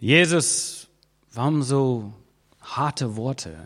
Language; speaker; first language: German; non-native, fluent; English